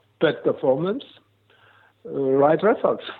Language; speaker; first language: English; non-native, fluent; German